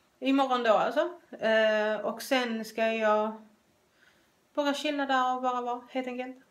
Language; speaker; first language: Swedish; native; Swedish